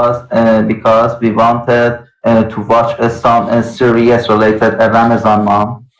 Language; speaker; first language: English; non-native, learner; Persian